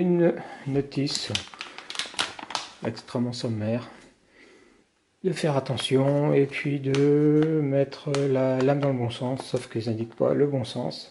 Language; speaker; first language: French; native; French